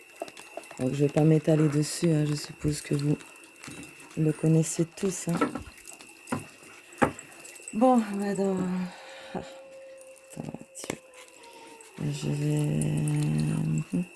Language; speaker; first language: French; native; French